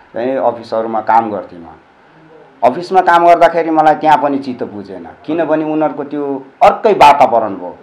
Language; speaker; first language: Nepali; native; Nepali